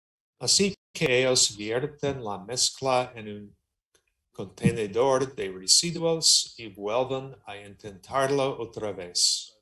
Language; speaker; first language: Spanish; non-native, learner; English